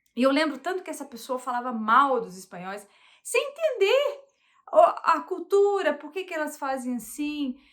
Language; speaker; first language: Portuguese; early bilingual, heritage; Portuguese